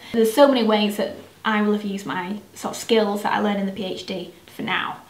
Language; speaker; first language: English; native; English